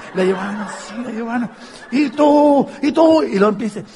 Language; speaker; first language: Spanish; native; Spanish